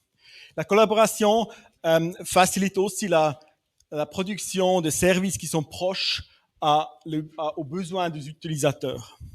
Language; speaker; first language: French; non-native, fluent; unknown